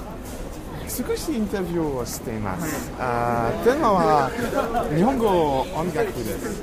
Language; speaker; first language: Japanese; non-native, learner; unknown